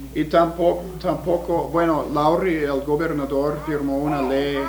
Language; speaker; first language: Spanish; non-native, fluent; English